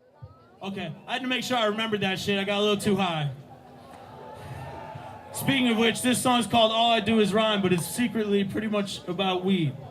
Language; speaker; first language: English; native; English